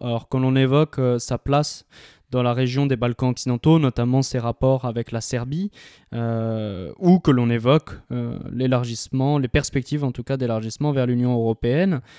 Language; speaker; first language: French; native; French